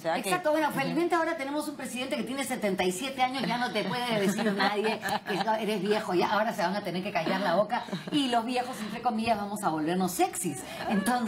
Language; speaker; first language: Spanish; native; Spanish